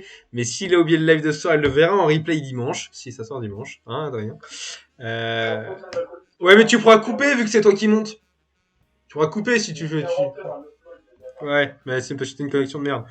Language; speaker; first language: French; native; French